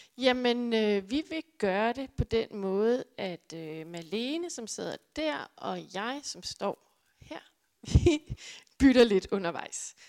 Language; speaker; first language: Danish; native; Danish